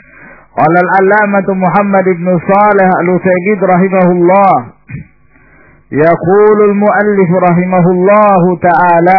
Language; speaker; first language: Arabic; non-native, fluent; Indonesian